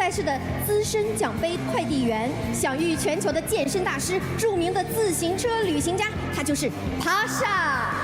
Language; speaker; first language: Chinese; native; Chinese